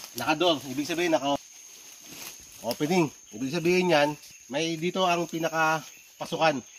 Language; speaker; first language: Filipino; non-native, local second language; Cebuano